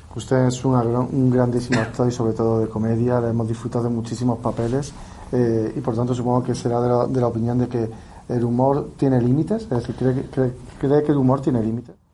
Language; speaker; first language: Spanish; native; Spanish